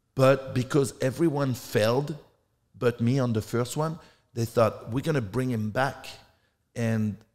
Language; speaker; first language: English; non-native, fluent; French